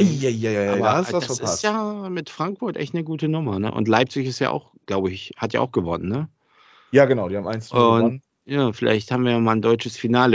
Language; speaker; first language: German; native; German